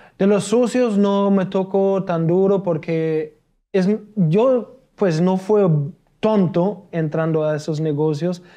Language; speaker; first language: Spanish; non-native, fluent; German